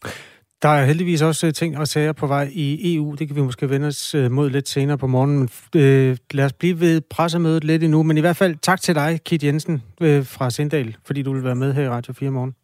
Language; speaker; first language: Danish; native; Danish